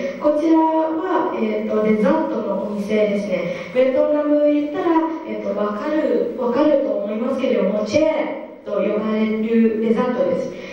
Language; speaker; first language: Japanese; non-native, fluent; Vietnamese